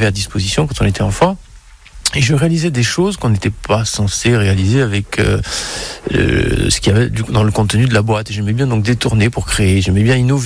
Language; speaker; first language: French; native; French